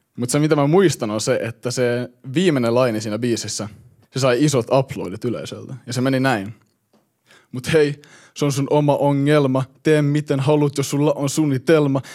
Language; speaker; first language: Finnish; early bilingual, heritage; Finnish